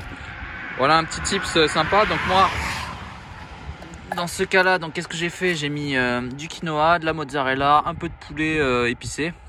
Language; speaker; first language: French; native; French